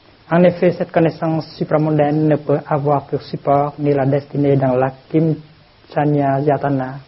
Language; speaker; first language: French; non-native, fluent; Vietnamese